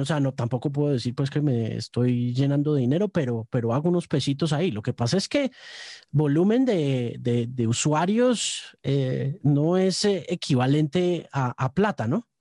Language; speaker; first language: Spanish; native; Spanish